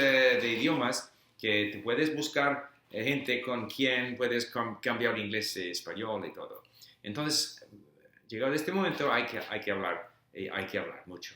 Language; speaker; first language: Spanish; non-native, fluent; English